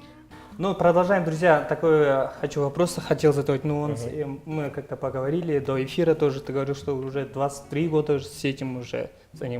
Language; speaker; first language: Russian; non-native, local second language; Kyrgyz